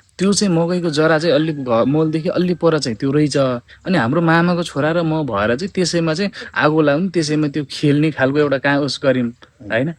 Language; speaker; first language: Nepali; native; Nepali